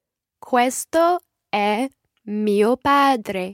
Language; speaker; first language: Italian; non-native, learner; English